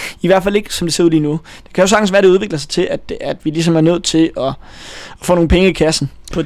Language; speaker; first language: Danish; native; Danish